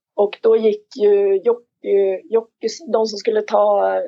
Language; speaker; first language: Swedish; native; Swedish